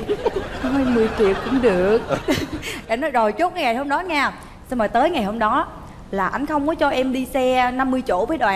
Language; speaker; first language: Vietnamese; native; Vietnamese